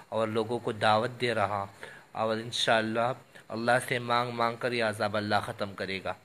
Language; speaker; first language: Urdu; non-native, local second language; Pashto